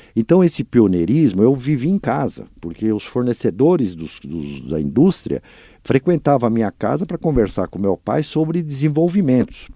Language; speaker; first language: Portuguese; early bilingual, other home language; Dutch